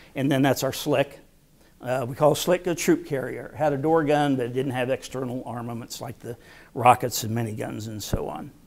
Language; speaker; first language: English; native; English